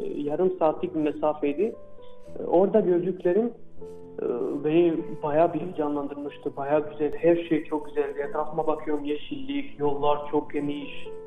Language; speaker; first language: Turkish; non-native, fluent; Albanian